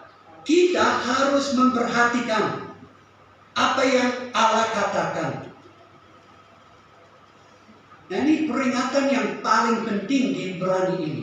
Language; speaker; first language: Indonesian; non-native, fluent; English